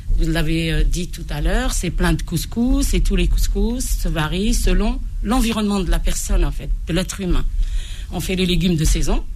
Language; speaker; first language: French; non-native, local second language; Arabic